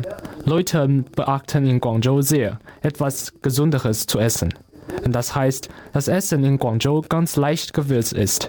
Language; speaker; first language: German; non-native, learner; Chinese